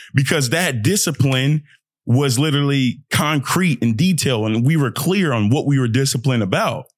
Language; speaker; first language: English; early bilingual, other home language; Yoruba